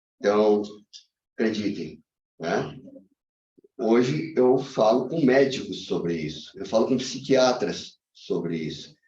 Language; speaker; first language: Portuguese; native; Portuguese